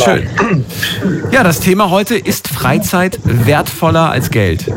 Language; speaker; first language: German; native; German